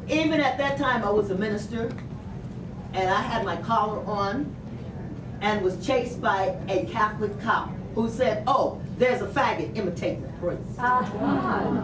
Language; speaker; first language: English; native; English